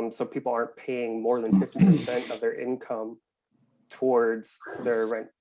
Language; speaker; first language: English; native; English